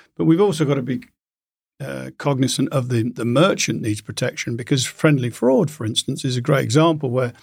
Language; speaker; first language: English; native; English